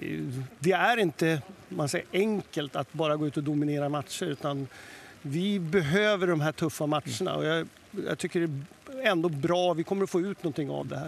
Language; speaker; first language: Swedish; native; Swedish